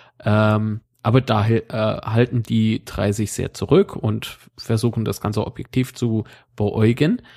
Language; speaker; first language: German; native; German